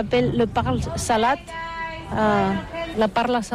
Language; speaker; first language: French; non-native, learner; Catalan